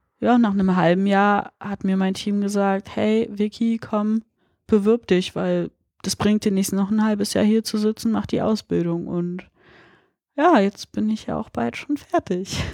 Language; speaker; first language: German; early bilingual, other home language; Polish